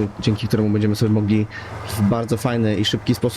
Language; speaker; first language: Polish; native; Polish